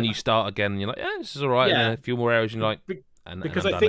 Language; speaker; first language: English; native; English